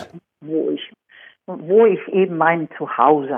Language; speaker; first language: German; non-native, fluent; Swedish